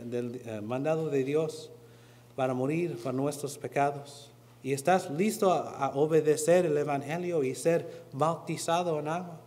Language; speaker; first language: Spanish; non-native, learner; English